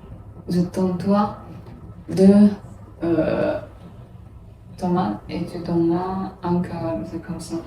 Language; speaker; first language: French; non-native, learner; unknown